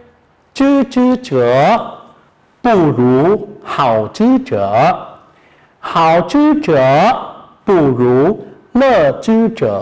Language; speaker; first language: Chinese; non-native, fluent; Khmer